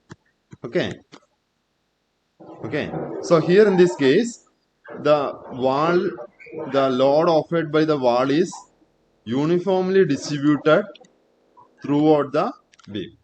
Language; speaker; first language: English; non-native, local second language; Malayalam